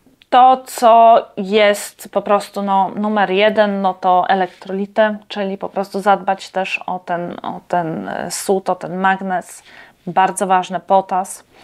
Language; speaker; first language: Polish; non-native, fluent; Latvian